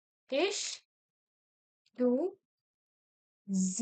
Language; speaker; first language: German; non-native, fluent; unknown